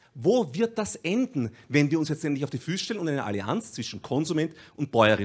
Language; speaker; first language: German; native; German